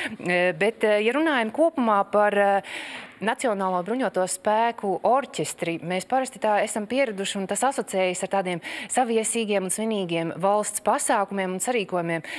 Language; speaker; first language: Latvian; native; Latvian